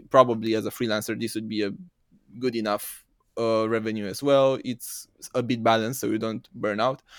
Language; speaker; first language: English; non-native, fluent; Romanian